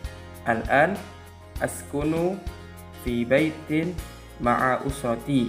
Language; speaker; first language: Arabic; non-native, learner; Javanese